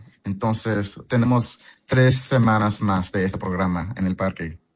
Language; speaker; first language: Spanish; non-native, fluent; English